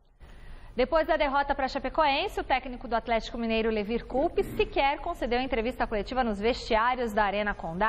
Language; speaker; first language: Portuguese; native; Portuguese